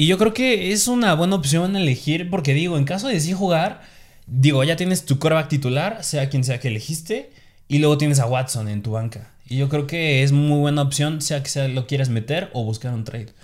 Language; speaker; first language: Spanish; native; Spanish